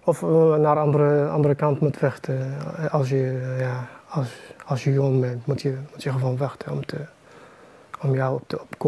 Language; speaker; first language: Dutch; non-native, learner; Arabic